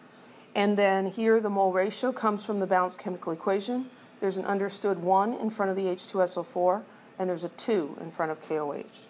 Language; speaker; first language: English; native; English